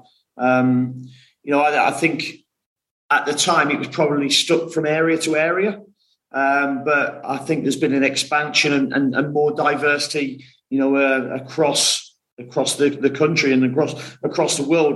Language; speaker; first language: English; native; English